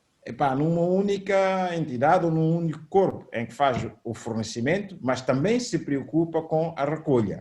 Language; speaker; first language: Portuguese; native; Portuguese